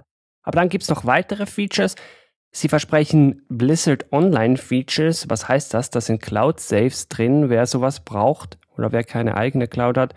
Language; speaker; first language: German; native; German